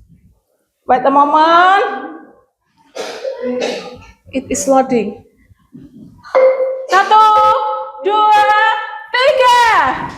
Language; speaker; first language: English; non-native, learner; Indonesian